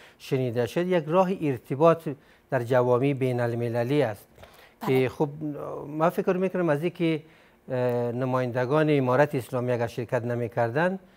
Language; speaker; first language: Persian; native; Persian